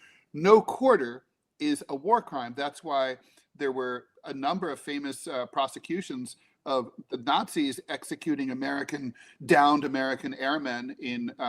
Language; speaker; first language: English; native; English